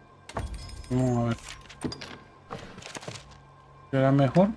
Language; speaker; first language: Spanish; native; Spanish